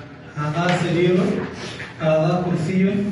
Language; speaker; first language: Arabic; non-native, learner; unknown